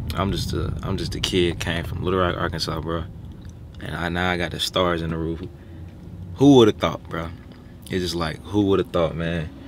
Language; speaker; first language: English; native; English